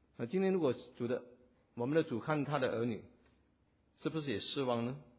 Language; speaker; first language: Chinese; native; Chinese